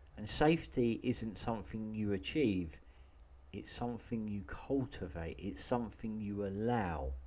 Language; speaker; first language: English; native; English